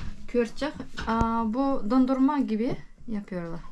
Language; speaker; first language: Turkish; non-native, learner; Yakut